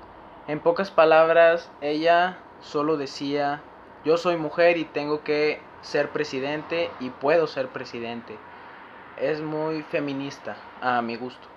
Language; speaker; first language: Spanish; native; Spanish